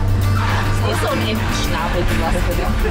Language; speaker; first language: German; native; German